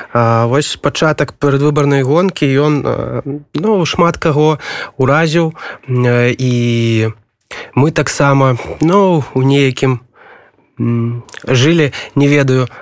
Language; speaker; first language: Belarusian; non-native, local second language; Russian